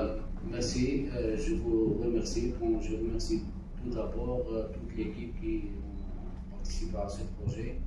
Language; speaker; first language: French; non-native, local second language; Arabic